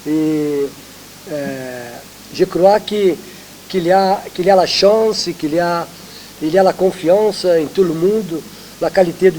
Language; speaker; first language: French; non-native, learner; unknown